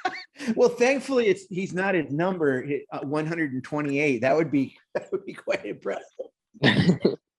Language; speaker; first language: English; native; English